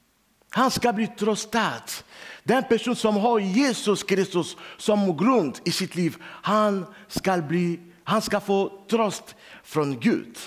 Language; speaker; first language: Swedish; non-native, learner; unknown